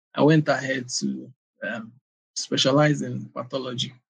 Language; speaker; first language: English; non-native, local second language; Igbo